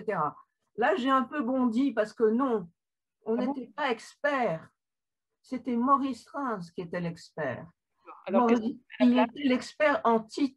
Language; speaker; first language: French; native; French